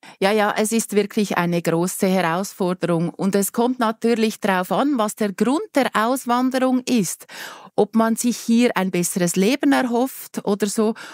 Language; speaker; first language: German; native; German